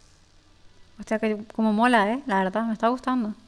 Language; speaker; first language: Spanish; native; Spanish